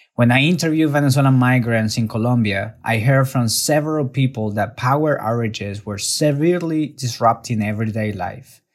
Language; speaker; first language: English; non-native, fluent; Spanish